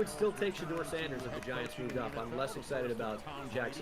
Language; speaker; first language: English; native; English